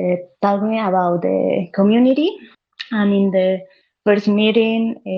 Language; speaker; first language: English; non-native, learner; Spanish